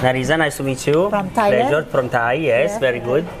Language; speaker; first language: English; non-native, learner; Italian